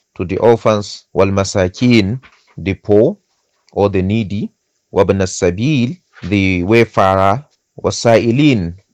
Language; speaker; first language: English; non-native, local second language; Hausa